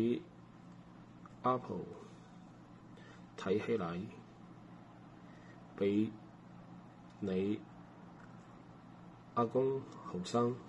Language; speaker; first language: Cantonese; non-native, learner; Chinese